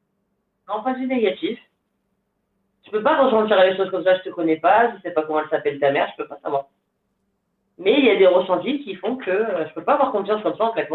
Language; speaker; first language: French; native; French